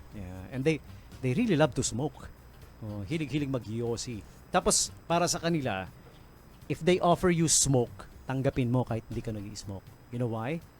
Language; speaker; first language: Filipino; native; Filipino